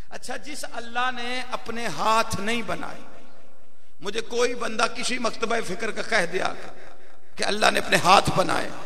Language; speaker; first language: Urdu; non-native, local second language; Punjabi